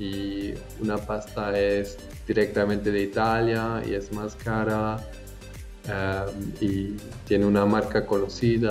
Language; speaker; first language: Spanish; non-native, fluent; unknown